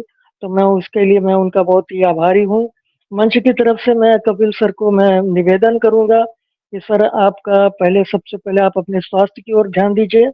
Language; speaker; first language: Hindi; native; Hindi